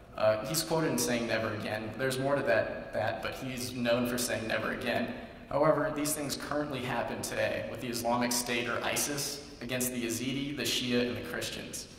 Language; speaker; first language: English; native; English